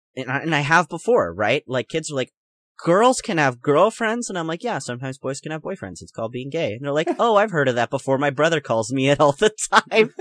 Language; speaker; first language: English; native; English